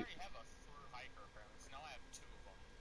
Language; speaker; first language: English; native; English